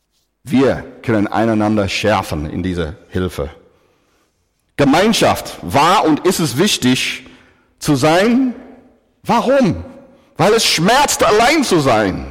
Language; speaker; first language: German; non-native, fluent; English